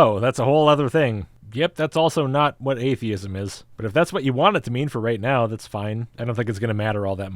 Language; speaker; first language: English; native; English